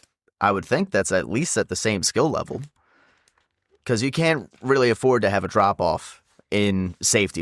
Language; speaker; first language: English; native; English